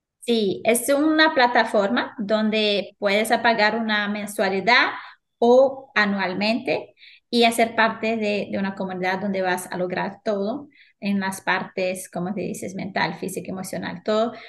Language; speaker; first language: Spanish; non-native, fluent; Portuguese